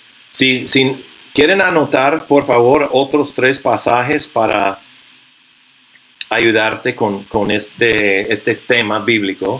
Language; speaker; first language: Spanish; non-native, fluent; English